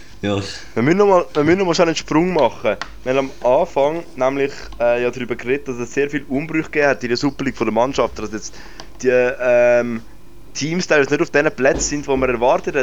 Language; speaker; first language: German; native; German